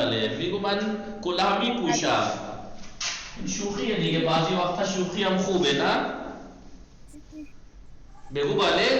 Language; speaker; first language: Persian; non-native, fluent; Urdu